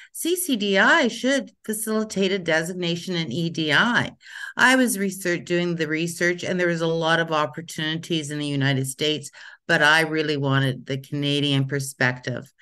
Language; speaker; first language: English; native; English